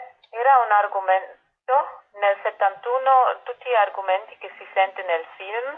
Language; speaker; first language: Italian; non-native, fluent; German